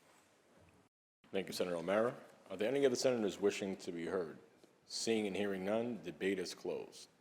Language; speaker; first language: English; native; English